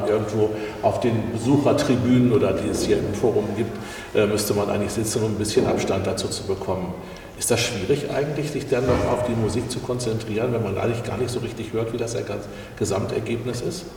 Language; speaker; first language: German; native; German